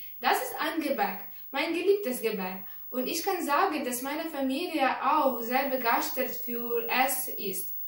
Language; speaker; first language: German; non-native, learner; Russian